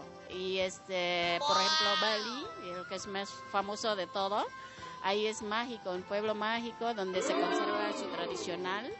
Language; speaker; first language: Spanish; non-native, learner; Indonesian